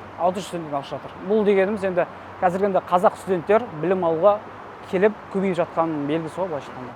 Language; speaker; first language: Kazakh; native; Kazakh